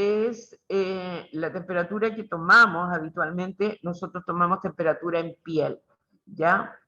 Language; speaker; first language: Spanish; native; Spanish